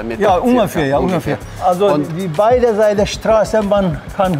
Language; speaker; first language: German; non-native, learner; Turkish